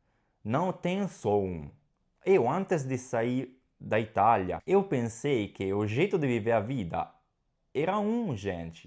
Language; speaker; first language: Portuguese; non-native, fluent; Italian